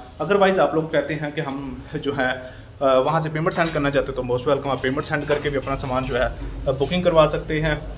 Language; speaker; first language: Urdu; non-native, local second language; Punjabi